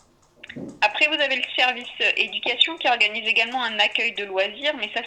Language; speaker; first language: French; native; French